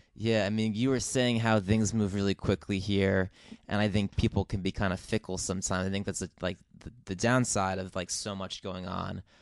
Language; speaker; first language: English; native; English